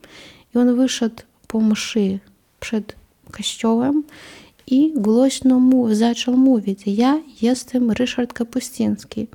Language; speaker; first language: Polish; non-native, learner; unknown